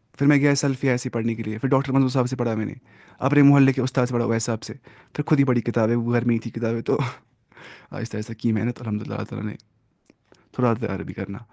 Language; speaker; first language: Urdu; non-native, local second language; Kashmiri